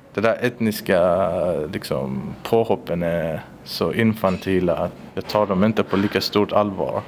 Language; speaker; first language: Swedish; early bilingual, other home language; Persian